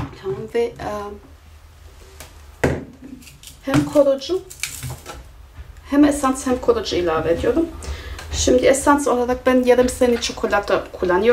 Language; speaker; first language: Turkish; non-native, fluent; German